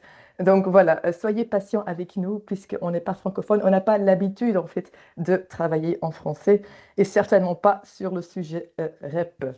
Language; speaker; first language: French; native; French